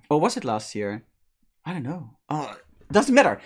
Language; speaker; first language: English; non-native, fluent; Dutch